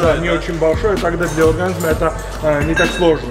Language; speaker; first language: Russian; non-native, fluent; Georgian